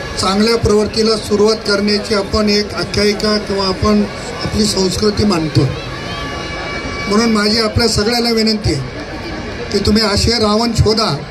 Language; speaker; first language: Marathi; native; Marathi